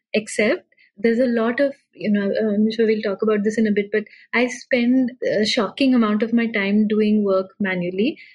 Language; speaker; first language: English; non-native, local second language; Marathi